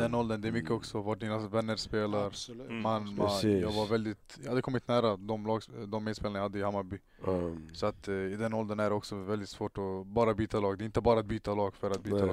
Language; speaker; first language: Swedish; early bilingual, other home language; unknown